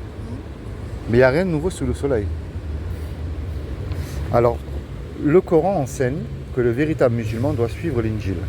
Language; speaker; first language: French; native; French